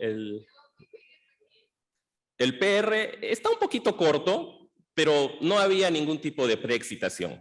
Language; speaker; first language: Spanish; native; Spanish